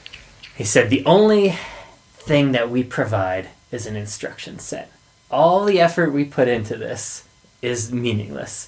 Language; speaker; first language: English; native; English